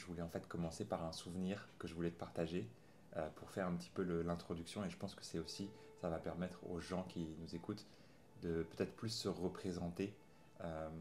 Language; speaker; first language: French; native; French